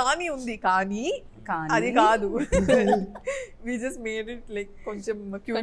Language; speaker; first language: Telugu; non-native, fluent; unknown